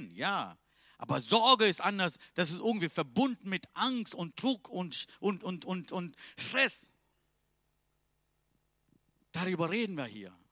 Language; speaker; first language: German; non-native, learner; Tamil